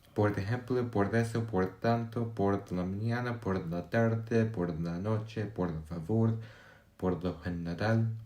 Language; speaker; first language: Spanish; non-native, learner; English